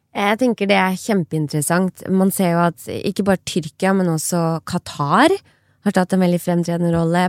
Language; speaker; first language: Norwegian; early bilingual, other home language; Persian